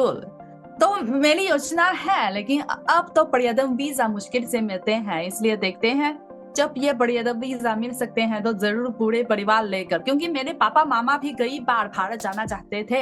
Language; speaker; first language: Hindi; non-native, fluent; Chinese